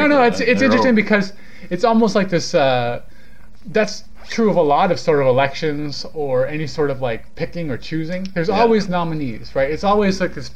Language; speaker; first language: English; native; English